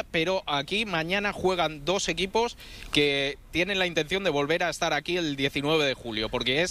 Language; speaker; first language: Spanish; native; Spanish